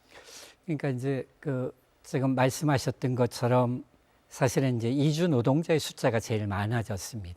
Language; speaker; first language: Korean; native; Korean